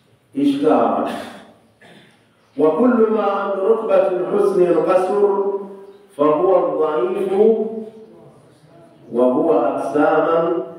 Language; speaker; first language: Arabic; non-native, fluent; Swahili